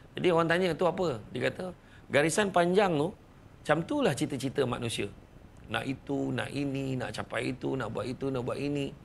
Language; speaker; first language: Malay; native; Malay